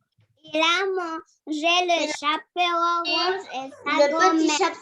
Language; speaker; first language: French; non-native, learner; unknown